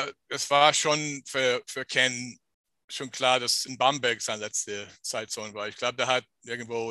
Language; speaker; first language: German; non-native, fluent; English